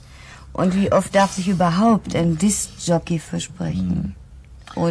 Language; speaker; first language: German; native; German